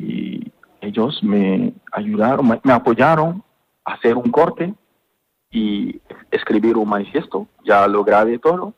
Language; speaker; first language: Spanish; non-native, fluent; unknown